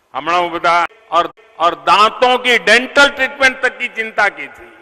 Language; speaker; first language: Hindi; non-native, local second language; Gujarati